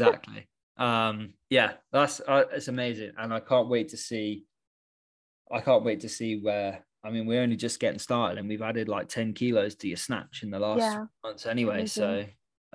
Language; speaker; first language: English; native; English